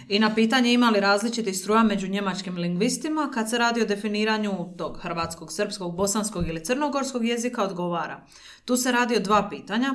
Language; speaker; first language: Croatian; native; Croatian